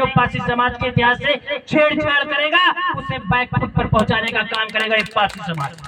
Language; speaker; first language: Hindi; native; Hindi